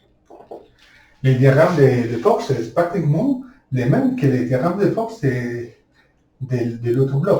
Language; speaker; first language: French; non-native, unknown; Spanish